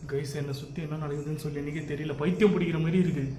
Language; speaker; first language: Tamil; native; Tamil